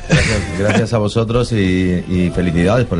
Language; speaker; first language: Spanish; native; Spanish